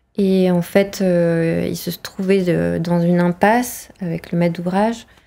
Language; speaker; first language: French; native; French